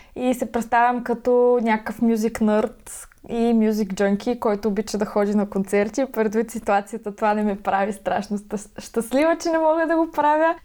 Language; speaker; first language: Bulgarian; native; Bulgarian